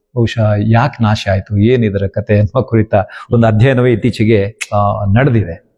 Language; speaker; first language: Kannada; non-native, local second language; Tulu